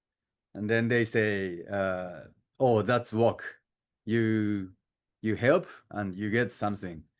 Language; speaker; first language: English; non-native, learner; Japanese